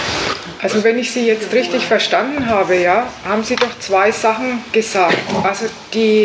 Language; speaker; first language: German; native; German